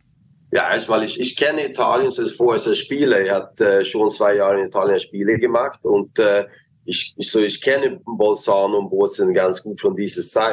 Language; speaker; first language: German; non-native, fluent; Swedish